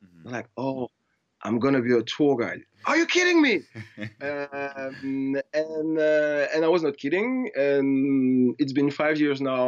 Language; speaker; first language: English; non-native, fluent; French